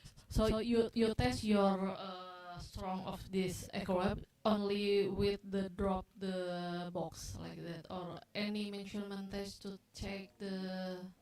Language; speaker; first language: English; non-native, learner; Indonesian